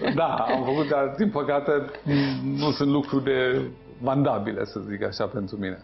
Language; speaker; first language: Romanian; non-native, fluent; Persian